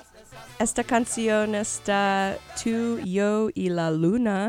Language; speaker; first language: Spanish; non-native, learner; English